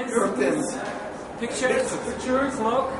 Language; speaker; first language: English; non-native, learner; Arabic